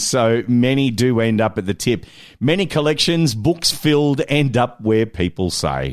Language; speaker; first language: English; native; English